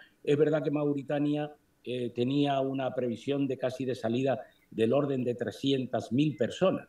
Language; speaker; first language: Spanish; native; Spanish